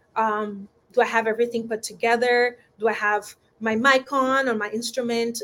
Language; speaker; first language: English; non-native, fluent; Portuguese